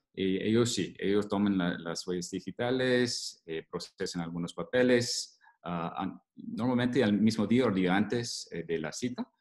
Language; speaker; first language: Spanish; non-native, fluent; English